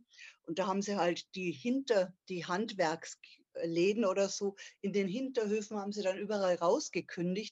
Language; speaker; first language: German; native; German